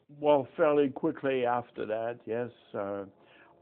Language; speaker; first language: English; non-native, fluent; French